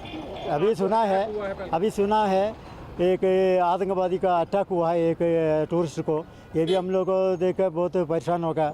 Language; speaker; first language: Hindi; non-native, local second language; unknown